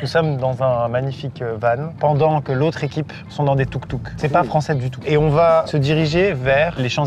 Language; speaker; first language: French; native; French